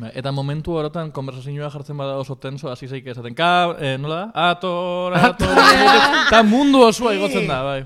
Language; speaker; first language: Basque; non-native, local second language; Spanish